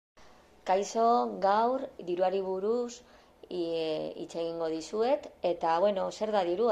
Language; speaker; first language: Basque; non-native, learner; Spanish